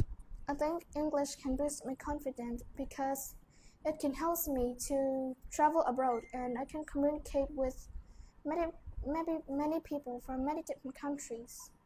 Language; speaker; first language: English; non-native, learner; Vietnamese